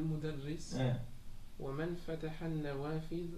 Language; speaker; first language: Arabic; non-native, learner; French